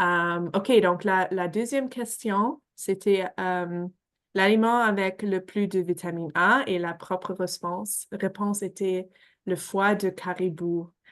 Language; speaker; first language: French; non-native, fluent; English